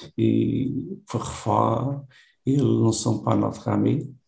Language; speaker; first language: French; non-native, learner; Portuguese